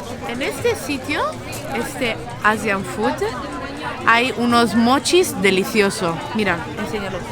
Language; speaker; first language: Spanish; non-native, local second language; Catalan